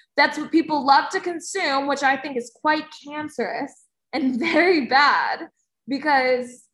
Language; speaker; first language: English; native; English